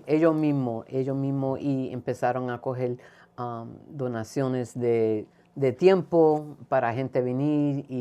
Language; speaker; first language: Spanish; early bilingual, heritage; Spanish